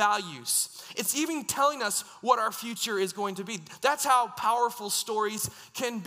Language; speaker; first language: English; native; English